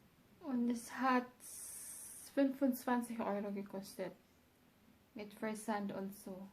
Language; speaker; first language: German; non-native, learner; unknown